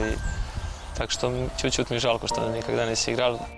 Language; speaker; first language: Russian; non-native, learner; Serbian